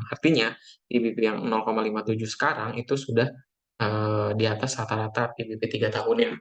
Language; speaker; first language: Indonesian; native; Indonesian